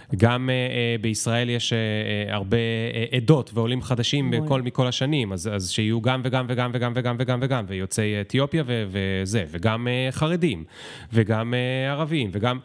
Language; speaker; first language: Hebrew; native; Hebrew